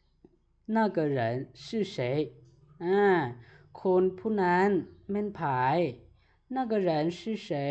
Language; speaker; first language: Chinese; non-native, fluent; Lao